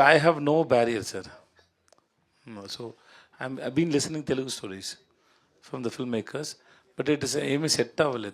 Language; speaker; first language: Telugu; non-native, learner; Tamil